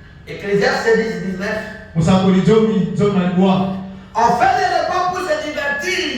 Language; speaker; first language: French; non-native, local second language; Lingala